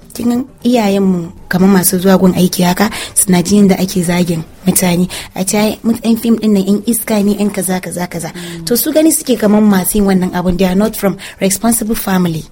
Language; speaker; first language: Hausa; non-native, local second language; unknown